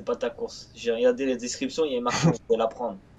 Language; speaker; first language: French; native; French